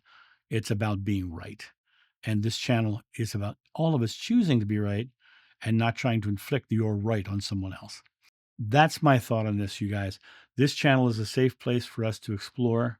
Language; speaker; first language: English; native; English